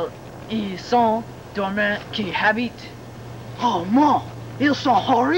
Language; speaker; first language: French; non-native, learner; English